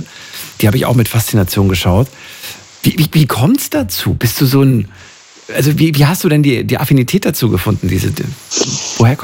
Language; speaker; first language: German; native; German